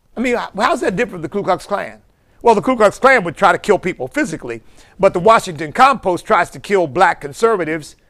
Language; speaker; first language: English; native; English